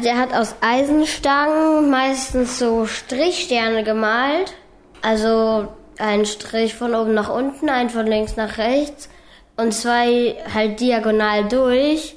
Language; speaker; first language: German; native; German